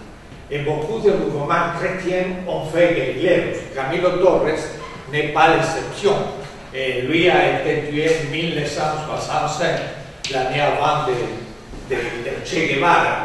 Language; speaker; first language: French; non-native, fluent; Spanish